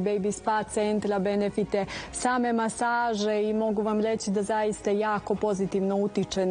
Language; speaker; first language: Serbian; native; Serbian